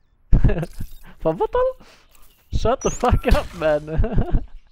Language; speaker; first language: English; non-native, fluent; German